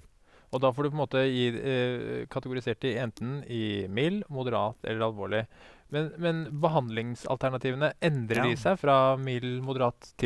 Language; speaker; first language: Norwegian; native; Norwegian